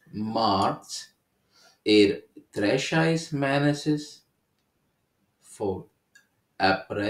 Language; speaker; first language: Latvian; non-native, learner; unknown